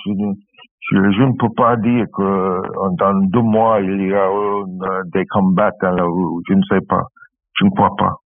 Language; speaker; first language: French; non-native, learner; English